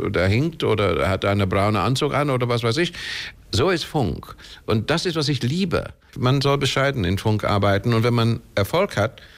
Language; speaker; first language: German; non-native, fluent; English